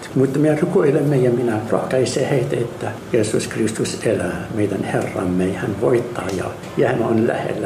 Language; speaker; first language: Finnish; non-native, fluent; Arabic